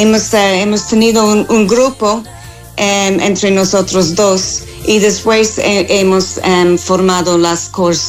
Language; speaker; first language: Spanish; non-native, fluent; English